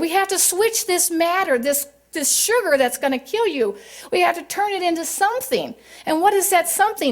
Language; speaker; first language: English; native; English